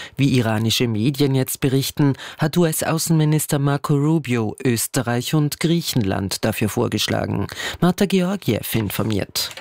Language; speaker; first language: German; native; German